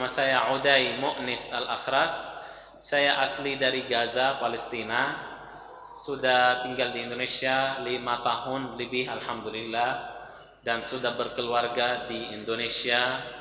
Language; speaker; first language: Indonesian; non-native, fluent; Arabic